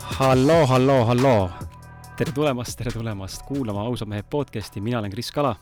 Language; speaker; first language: Estonian; native; Estonian